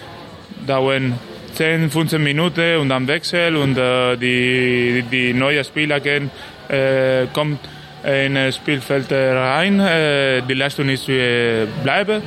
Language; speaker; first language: German; non-native, learner; Spanish